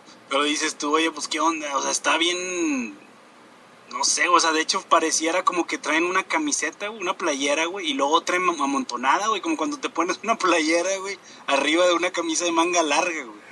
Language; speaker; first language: Spanish; native; Spanish